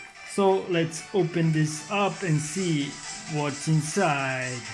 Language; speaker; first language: English; non-native, fluent; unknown